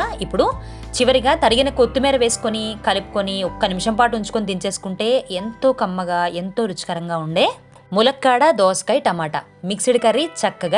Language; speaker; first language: Telugu; native; Telugu